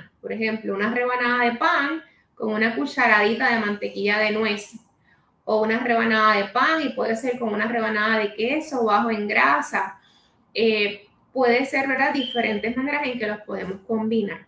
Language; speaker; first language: Spanish; native; Spanish